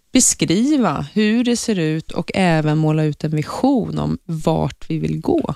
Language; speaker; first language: Swedish; native; Swedish